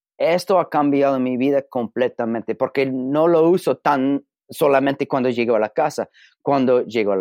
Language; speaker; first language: Spanish; non-native, learner; English